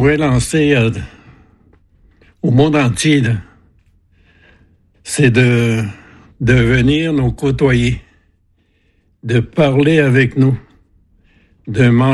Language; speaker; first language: French; non-native, fluent; Innu-aimun